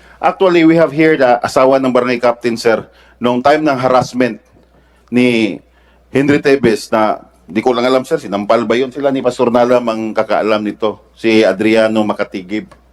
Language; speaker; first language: Filipino; non-native, local second language; Cebuano